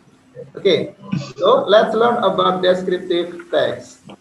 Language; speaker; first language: English; non-native, fluent; Indonesian